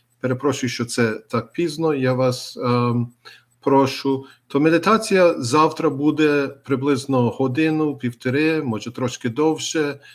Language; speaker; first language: Ukrainian; early bilingual, heritage; Ukrainian